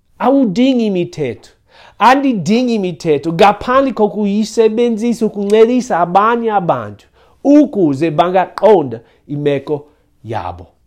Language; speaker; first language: Xhosa; non-native, fluent; English